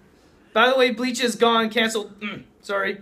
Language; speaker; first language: English; native; English